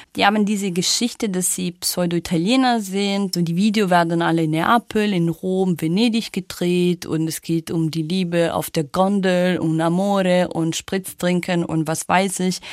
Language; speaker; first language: German; non-native, fluent; Italian